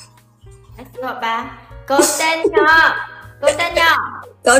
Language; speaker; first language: Indonesian; non-native, learner; Vietnamese